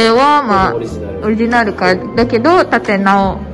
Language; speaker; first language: Japanese; non-native, learner; Indonesian